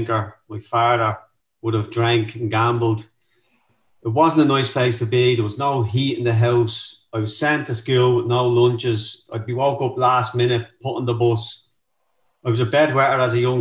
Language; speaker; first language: English; native; English